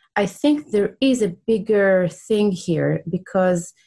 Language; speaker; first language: English; non-native, fluent; Hebrew